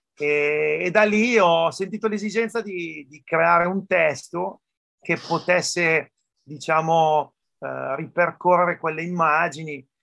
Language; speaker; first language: Italian; native; Italian